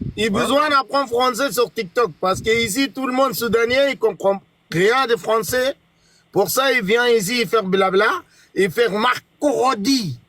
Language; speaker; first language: French; non-native, learner; Arabic